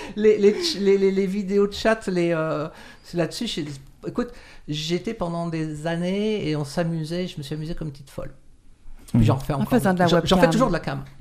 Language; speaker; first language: French; native; French